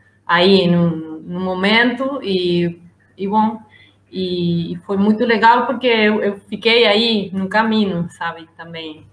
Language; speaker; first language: Portuguese; non-native, learner; Spanish